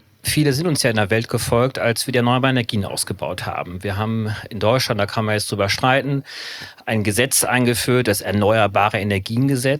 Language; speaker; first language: German; native; German